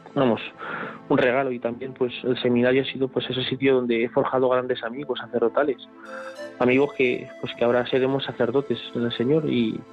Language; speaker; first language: Spanish; native; Spanish